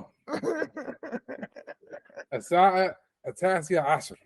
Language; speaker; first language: Arabic; non-native, learner; English